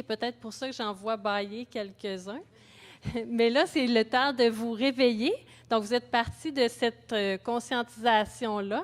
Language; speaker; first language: French; native; French